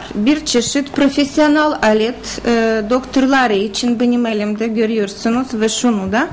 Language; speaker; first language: Turkish; non-native, learner; Russian